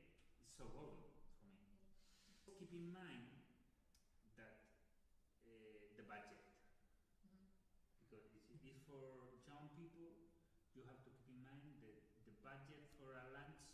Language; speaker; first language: English; non-native, learner; Spanish